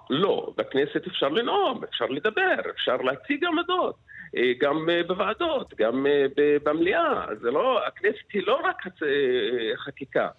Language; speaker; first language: Hebrew; non-native, local second language; Arabic